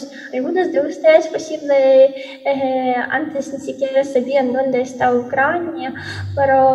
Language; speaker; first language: Spanish; non-native, fluent; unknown